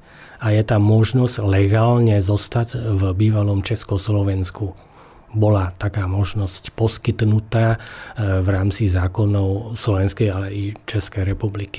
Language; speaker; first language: Slovak; non-native, fluent; Vietnamese